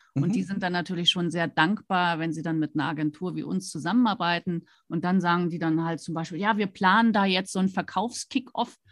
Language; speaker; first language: German; native; German